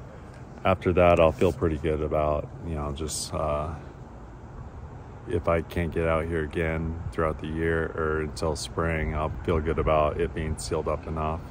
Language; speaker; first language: English; native; English